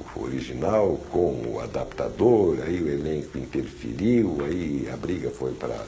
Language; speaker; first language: Portuguese; early bilingual, other home language; German